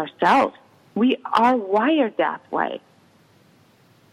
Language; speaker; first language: English; non-native, fluent; Czech